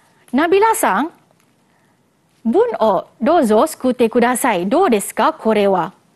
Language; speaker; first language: Japanese; non-native, fluent; Malay